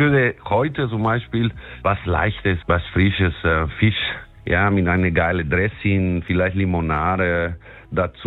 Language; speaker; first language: German; non-native, fluent; Spanish